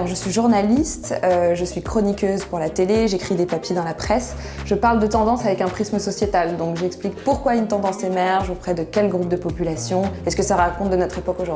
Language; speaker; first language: French; native; French